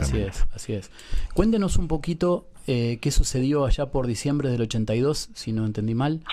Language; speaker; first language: Spanish; native; Spanish